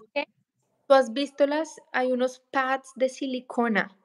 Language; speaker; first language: Spanish; native; Spanish